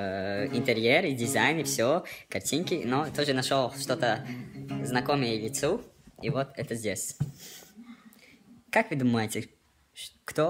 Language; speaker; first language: Russian; non-native, local second language; Latvian